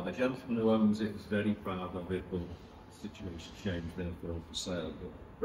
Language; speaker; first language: English; native; English